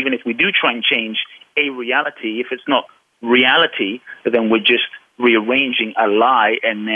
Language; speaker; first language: English; native; English